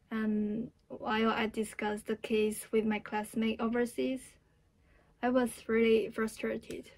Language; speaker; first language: English; non-native, fluent; Chinese